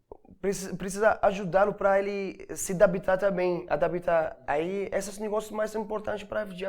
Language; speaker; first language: Portuguese; non-native, learner; Arabic